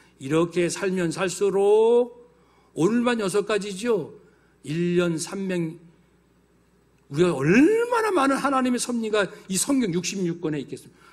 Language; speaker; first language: Korean; native; Korean